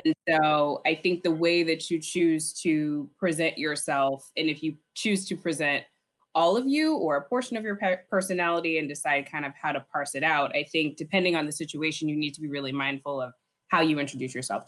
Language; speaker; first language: English; native; English